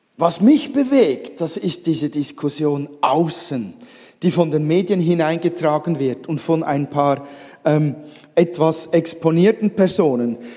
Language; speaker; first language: German; native; German